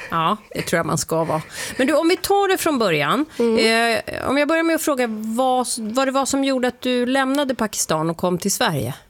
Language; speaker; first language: Swedish; native; Swedish